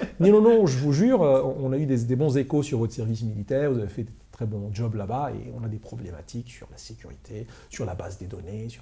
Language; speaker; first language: French; non-native, local second language; Arabic